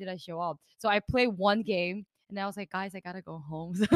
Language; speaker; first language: English; non-native, fluent; Korean